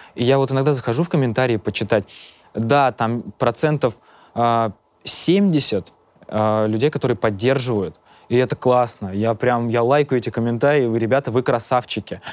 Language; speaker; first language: Russian; native; Russian